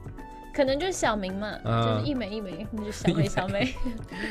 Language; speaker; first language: Chinese; native; Chinese